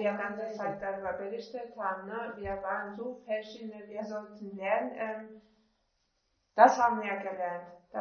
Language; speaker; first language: German; non-native, fluent; Turkish